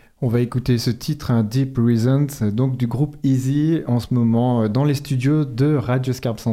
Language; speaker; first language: French; native; French